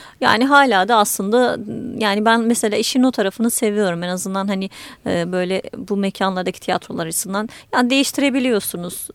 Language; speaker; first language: Turkish; native; Turkish